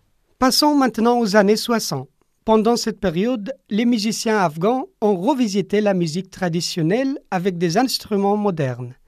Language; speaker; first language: French; non-native, fluent; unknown